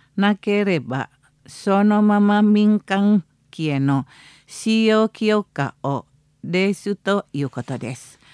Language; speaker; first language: Japanese; non-native, fluent; Indonesian